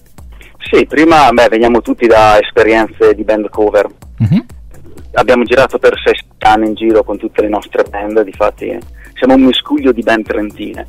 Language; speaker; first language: Italian; native; Italian